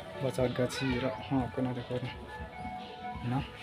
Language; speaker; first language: Thai; non-native, local second language; Lao